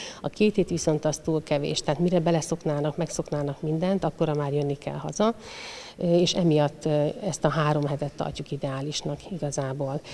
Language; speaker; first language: Hungarian; native; Hungarian